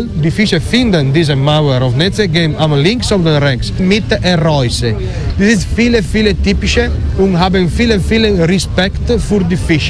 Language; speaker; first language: German; non-native, learner; Italian